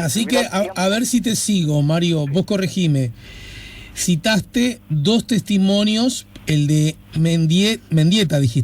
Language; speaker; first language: Spanish; native; Spanish